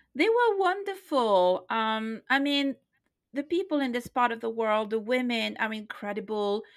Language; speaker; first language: English; non-native, fluent; French